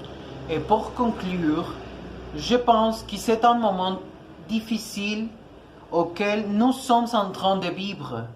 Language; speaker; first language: French; non-native, learner; Spanish